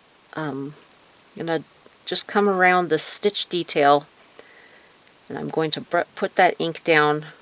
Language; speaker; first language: English; native; English